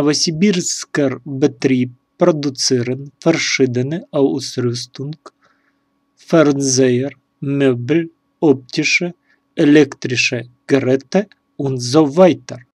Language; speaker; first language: German; non-native, learner; Russian